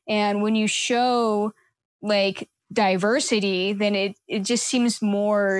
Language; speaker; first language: English; native; English